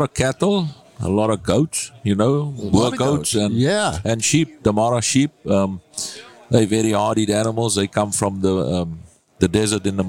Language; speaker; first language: English; non-native, local second language; Afrikaans